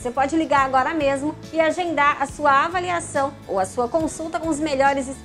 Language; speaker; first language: Portuguese; native; Portuguese